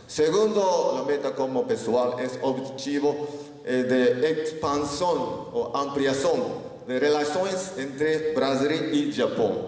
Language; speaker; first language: Spanish; non-native, learner; Japanese